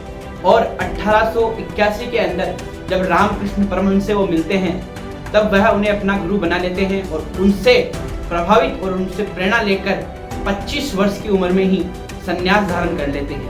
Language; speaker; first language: Hindi; native; Hindi